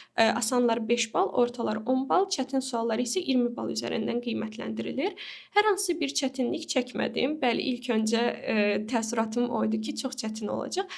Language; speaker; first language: Azerbaijani; native; Azerbaijani